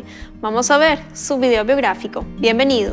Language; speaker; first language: Spanish; native; Spanish